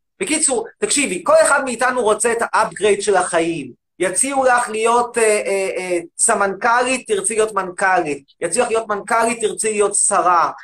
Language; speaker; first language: Hebrew; native; Hebrew